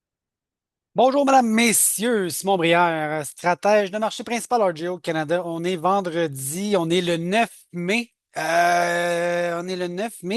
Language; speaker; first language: French; native; French